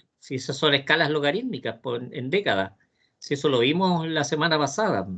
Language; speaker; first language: Spanish; native; Spanish